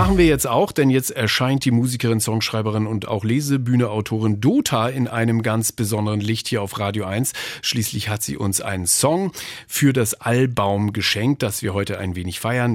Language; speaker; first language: German; native; German